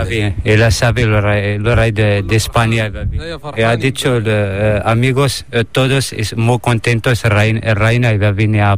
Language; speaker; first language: Spanish; non-native, learner; Arabic